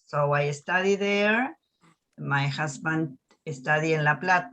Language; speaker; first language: English; non-native, learner; Spanish